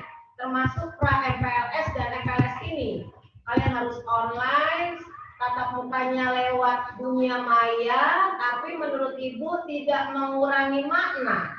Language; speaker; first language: Indonesian; native; Indonesian